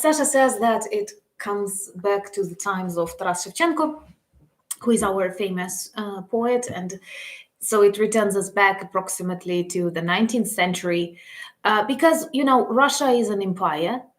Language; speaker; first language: English; non-native, fluent; Ukrainian